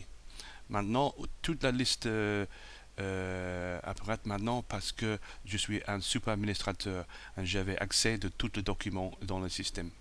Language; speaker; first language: French; non-native, fluent; English